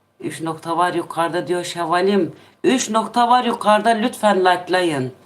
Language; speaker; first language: Turkish; non-native, local second language; Kurdish